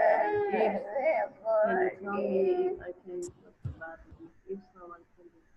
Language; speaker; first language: English; non-native, learner; Vietnamese